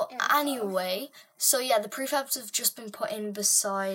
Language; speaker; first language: English; native; English